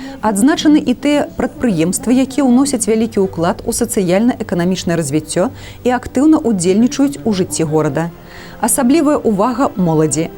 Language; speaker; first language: Belarusian; native; Belarusian